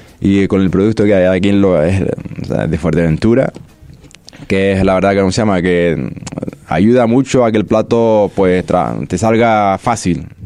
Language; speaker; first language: Spanish; non-native, fluent; Arabic